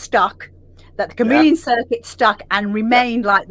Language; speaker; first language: English; native; English